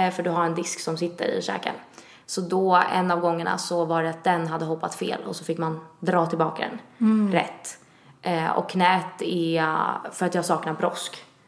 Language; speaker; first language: Swedish; early bilingual, other home language; Italian